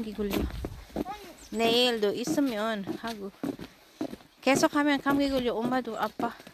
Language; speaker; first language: Korean; non-native, learner; Filipino